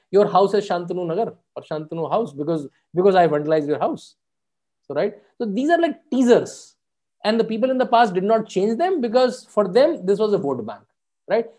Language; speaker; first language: English; non-native, local second language; Hindi